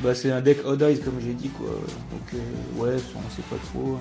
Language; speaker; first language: French; native; French